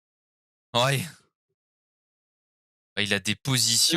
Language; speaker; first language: French; native; French